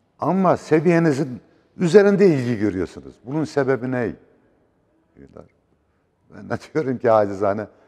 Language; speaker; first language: Turkish; native; Turkish